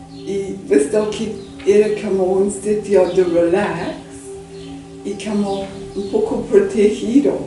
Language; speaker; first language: Spanish; non-native, learner; English